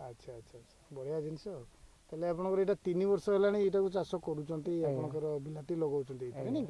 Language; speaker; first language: Odia; native; Odia